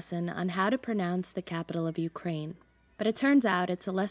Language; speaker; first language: English; early bilingual, other home language; Russian